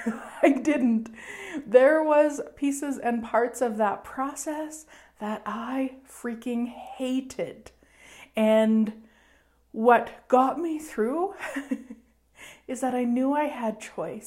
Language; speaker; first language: English; native; English